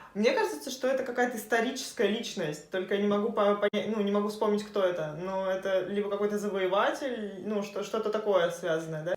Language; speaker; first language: Russian; native; Russian